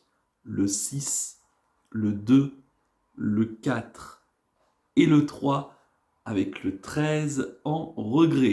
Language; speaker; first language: French; native; French